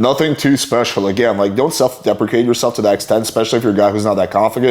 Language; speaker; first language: English; native; English